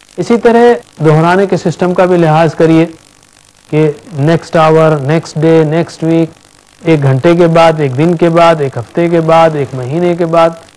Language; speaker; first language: Hindi; non-native, local second language; Urdu